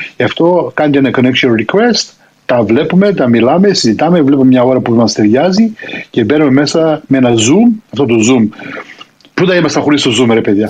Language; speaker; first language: Greek; early bilingual, heritage; Greek